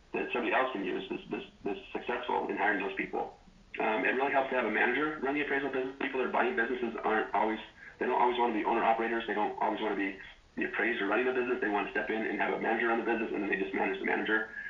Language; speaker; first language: English; native; English